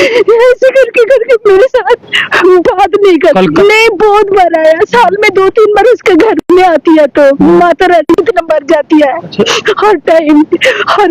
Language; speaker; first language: Hindi; non-native, local second language; Bangla